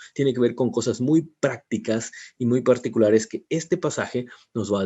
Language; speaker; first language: Spanish; native; Spanish